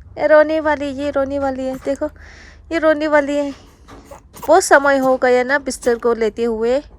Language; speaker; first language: Hindi; non-native, fluent; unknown